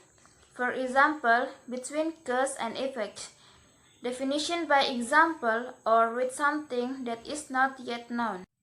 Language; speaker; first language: English; non-native, learner; Indonesian